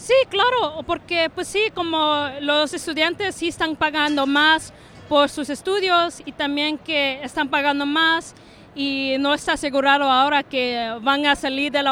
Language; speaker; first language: Spanish; early bilingual, heritage; Spanish